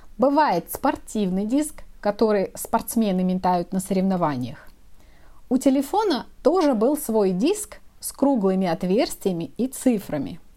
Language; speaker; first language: Russian; native; Russian